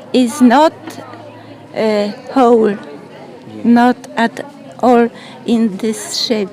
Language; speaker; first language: English; non-native, learner; Polish